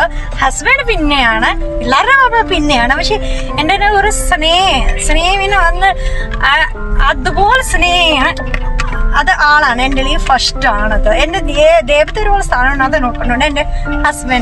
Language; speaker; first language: Malayalam; non-native, local second language; Hindi